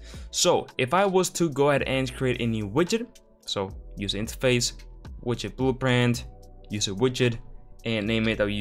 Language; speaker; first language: English; non-native, fluent; Spanish